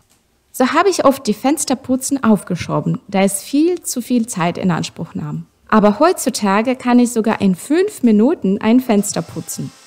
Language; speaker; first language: German; non-native, fluent; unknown